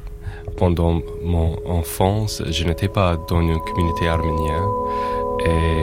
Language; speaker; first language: French; non-native, fluent; English